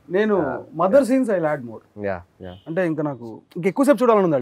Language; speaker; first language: Telugu; native; Telugu